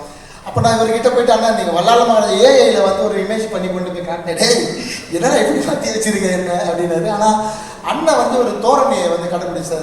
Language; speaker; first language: Tamil; native; Tamil